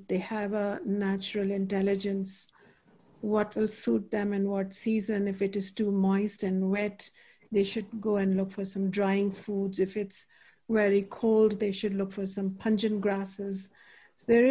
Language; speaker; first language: English; non-native, local second language; Hindi